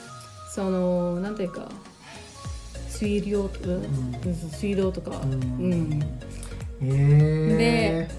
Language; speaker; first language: Japanese; non-native, local second language; Filipino